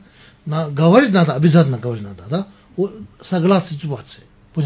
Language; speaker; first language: Russian; non-native, learner; Tibetan